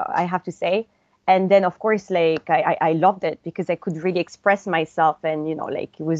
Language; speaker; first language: English; non-native, fluent; French